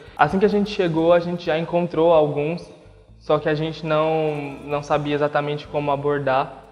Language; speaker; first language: Portuguese; native; Portuguese